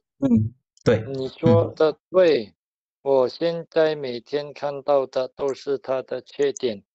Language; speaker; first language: Chinese; non-native, learner; Indonesian